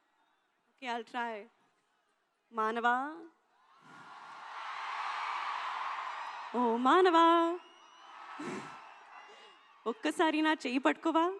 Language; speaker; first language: Telugu; non-native, fluent; Hindi